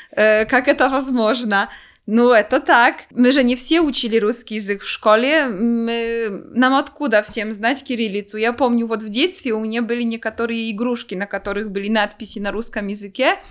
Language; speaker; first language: Russian; non-native, fluent; Polish